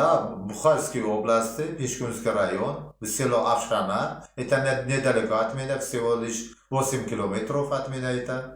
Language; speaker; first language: Russian; non-native, local second language; Uzbek